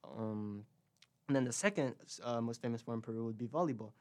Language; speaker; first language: English; early bilingual, other home language; Spanish